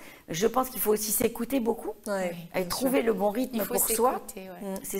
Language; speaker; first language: French; native; French